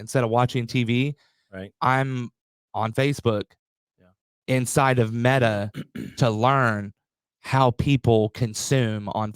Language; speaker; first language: English; native; English